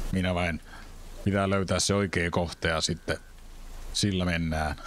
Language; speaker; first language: Finnish; native; Finnish